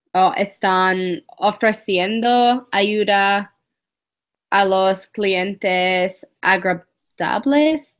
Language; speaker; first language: Spanish; non-native, learner; English